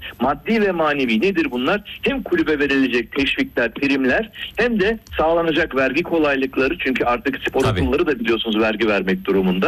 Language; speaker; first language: Turkish; native; Turkish